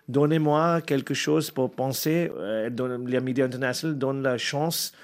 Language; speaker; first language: French; non-native, learner; Arabic